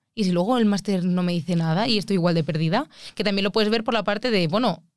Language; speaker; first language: Spanish; native; Spanish